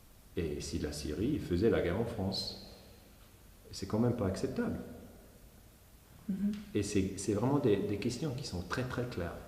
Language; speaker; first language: French; non-native, local second language; German